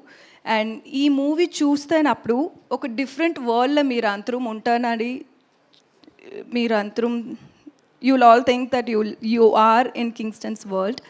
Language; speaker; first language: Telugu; non-native, learner; Tamil